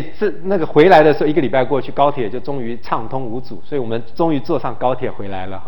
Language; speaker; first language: Chinese; native; Chinese